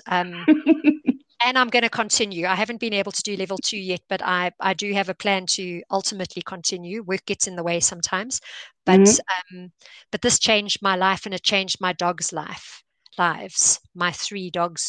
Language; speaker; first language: English; native; English